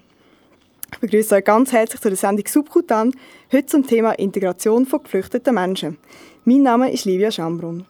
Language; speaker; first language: German; native; German